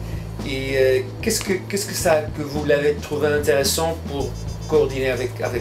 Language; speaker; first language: French; non-native, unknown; Greek